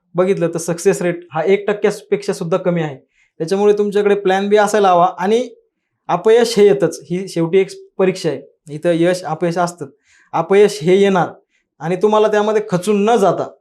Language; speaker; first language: Marathi; native; Marathi